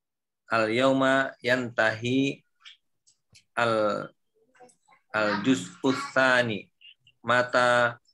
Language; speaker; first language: Arabic; non-native, learner; Indonesian